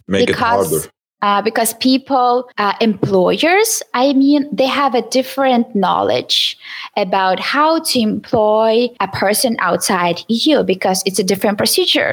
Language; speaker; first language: English; non-native, fluent; Ukrainian